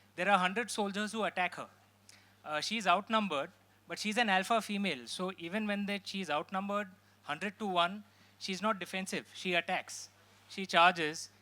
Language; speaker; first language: English; non-native, local second language; Hindi